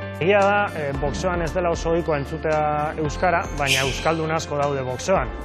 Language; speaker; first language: Basque; non-native, local second language; Spanish